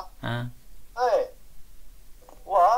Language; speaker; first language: Chinese; non-native, learner; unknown